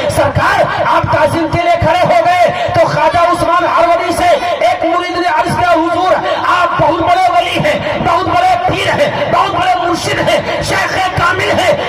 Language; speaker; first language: Urdu; native; Urdu